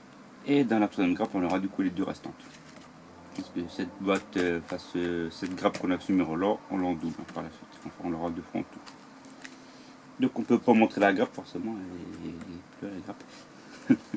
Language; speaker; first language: French; native; French